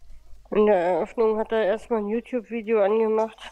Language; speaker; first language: German; native; German